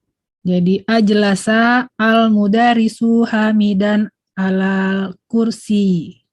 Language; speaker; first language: Arabic; non-native, learner; Indonesian